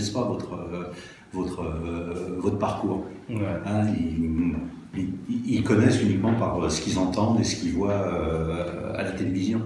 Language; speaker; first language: French; native; French